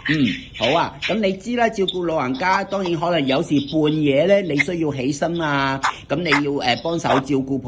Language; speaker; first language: Cantonese; native; Cantonese